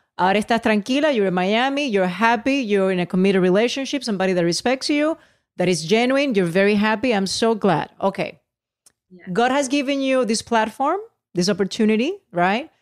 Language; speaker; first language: English; non-native, local second language; Spanish